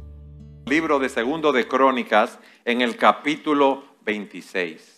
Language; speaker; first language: Spanish; native; Spanish